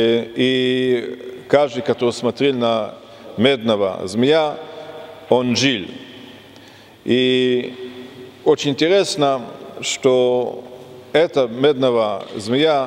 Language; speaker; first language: Russian; non-native, fluent; German